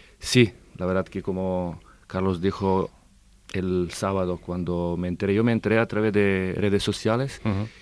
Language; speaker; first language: Spanish; non-native, fluent; Serbian